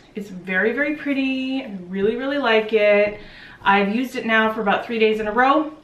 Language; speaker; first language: English; native; English